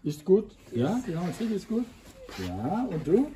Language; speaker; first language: German; non-native, fluent; Danish